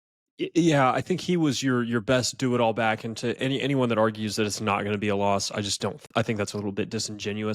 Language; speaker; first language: English; native; English